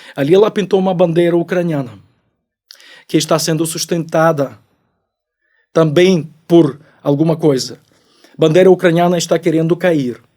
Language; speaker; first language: Portuguese; non-native, fluent; Ukrainian